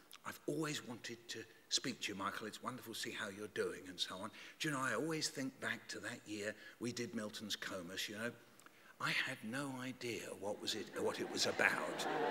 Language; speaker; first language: English; native; English